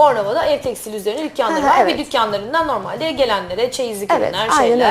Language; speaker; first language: Turkish; native; Turkish